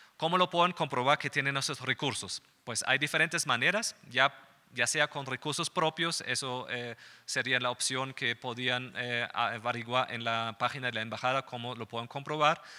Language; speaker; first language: Spanish; non-native, fluent; German